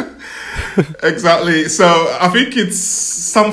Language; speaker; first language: English; non-native, local second language; Igbo